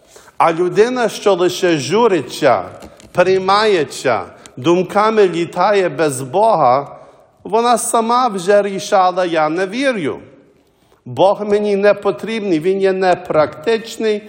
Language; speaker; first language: Ukrainian; early bilingual, heritage; Ukrainian